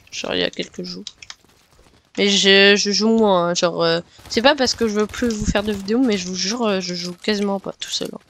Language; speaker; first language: French; native; French